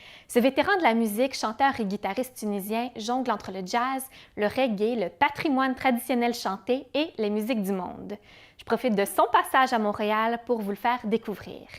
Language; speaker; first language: French; native; French